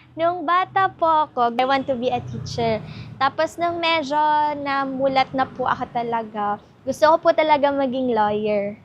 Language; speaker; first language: Filipino; native; Filipino